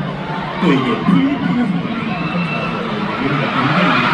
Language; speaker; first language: Korean; native; Korean